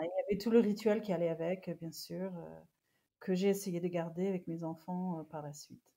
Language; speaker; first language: French; non-native, fluent; English